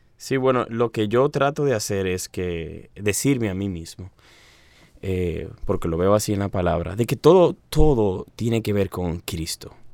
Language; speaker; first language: Spanish; native; Spanish